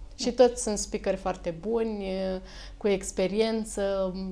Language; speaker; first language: Romanian; native; Romanian